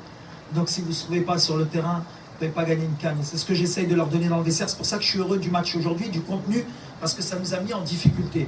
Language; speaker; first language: French; native; French